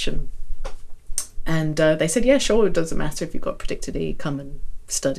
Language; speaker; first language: English; native; English